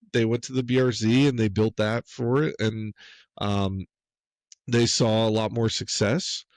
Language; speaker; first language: English; native; English